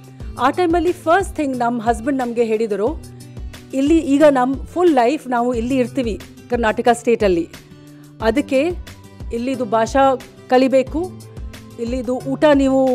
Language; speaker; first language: Kannada; non-native, learner; Hindi